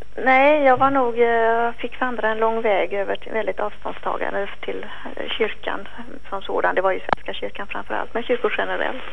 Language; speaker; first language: Swedish; native; Swedish